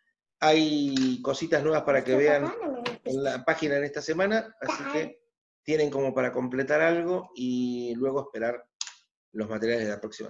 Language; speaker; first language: Spanish; native; Spanish